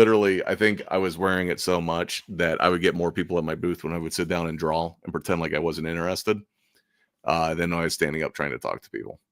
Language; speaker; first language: English; native; English